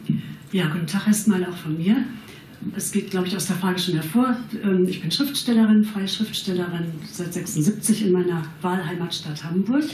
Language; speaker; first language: German; native; German